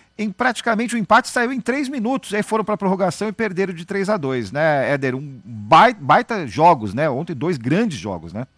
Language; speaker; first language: Portuguese; native; Portuguese